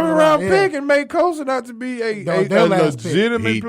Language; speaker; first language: English; native; English